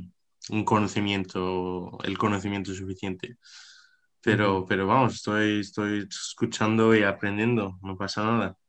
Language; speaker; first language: Spanish; non-native, fluent; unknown